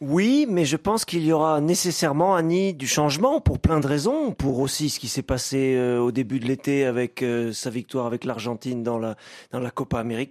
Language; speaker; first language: French; native; French